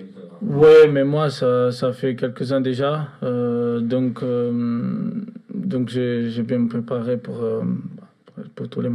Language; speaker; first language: French; non-native, fluent; Portuguese